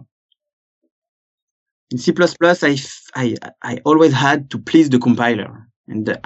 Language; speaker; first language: English; non-native, fluent; French